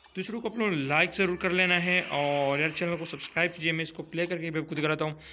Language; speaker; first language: Urdu; non-native, local second language; Pashto